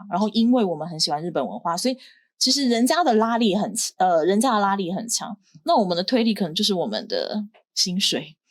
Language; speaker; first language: Chinese; native; Chinese